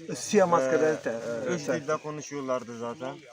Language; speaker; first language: Turkish; non-native, fluent; Arabic